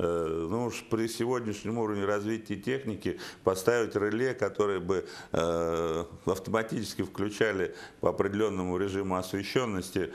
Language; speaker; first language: Russian; native; Russian